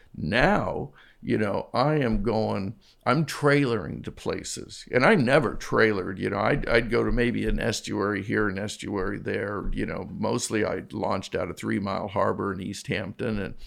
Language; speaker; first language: English; native; English